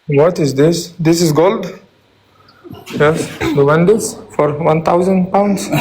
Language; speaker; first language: English; non-native, learner; Lithuanian